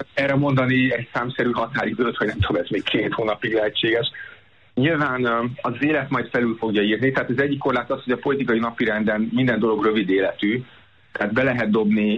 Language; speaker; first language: Hungarian; native; Hungarian